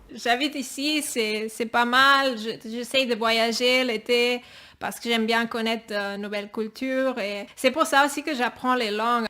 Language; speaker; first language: French; non-native, fluent; Catalan